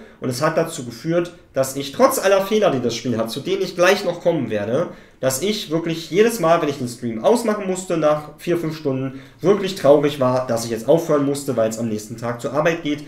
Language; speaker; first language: German; native; German